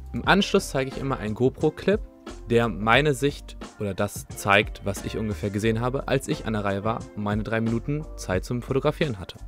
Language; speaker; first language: German; native; German